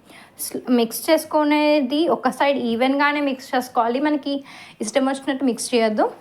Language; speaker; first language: Telugu; native; Telugu